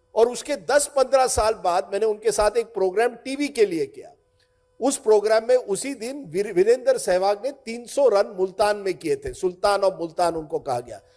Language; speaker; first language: Hindi; non-native, local second language; Marathi